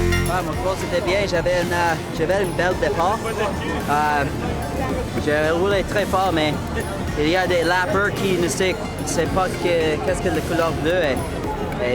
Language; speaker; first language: French; non-native, learner; English